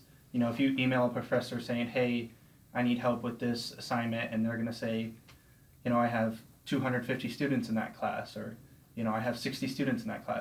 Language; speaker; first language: English; native; English